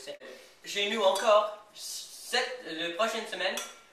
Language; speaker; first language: French; non-native, learner; English